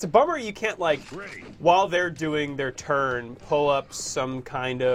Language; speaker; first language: English; native; English